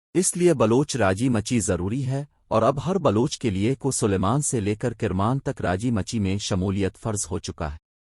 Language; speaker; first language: Urdu; non-native, local second language; Baluchi